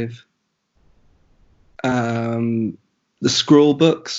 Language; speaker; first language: English; native; English